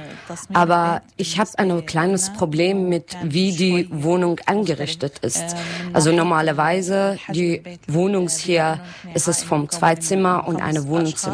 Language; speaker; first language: German; non-native, learner; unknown